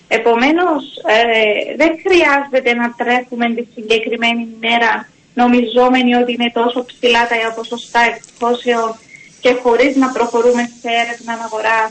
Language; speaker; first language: Greek; native; Greek